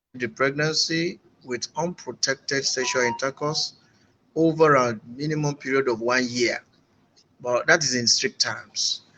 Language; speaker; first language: English; non-native, local second language; Yoruba